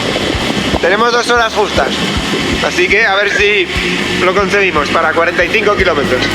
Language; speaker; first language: Spanish; native; Spanish